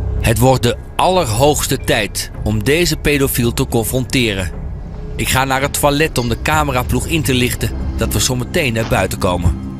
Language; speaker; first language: Dutch; native; Dutch